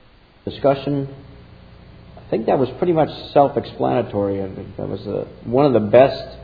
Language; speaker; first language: English; native; English